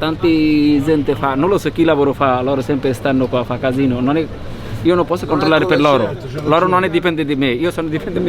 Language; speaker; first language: Italian; non-native, learner; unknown